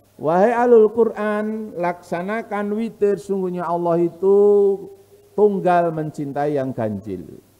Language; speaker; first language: Indonesian; non-native, local second language; Javanese